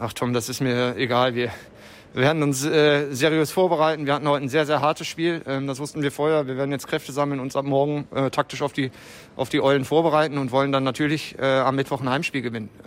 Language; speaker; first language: German; native; German